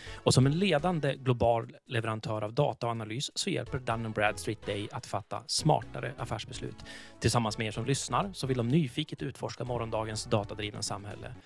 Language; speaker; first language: Swedish; native; Swedish